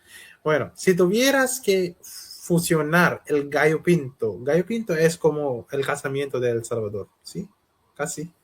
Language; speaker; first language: Spanish; non-native, learner; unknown